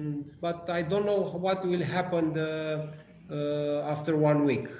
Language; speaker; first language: English; non-native, learner; Romanian